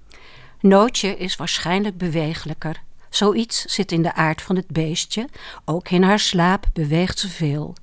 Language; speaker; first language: Dutch; native; Dutch